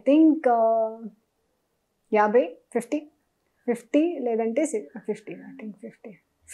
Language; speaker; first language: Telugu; non-native, learner; Hindi